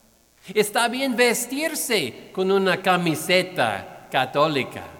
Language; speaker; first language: Spanish; non-native, fluent; English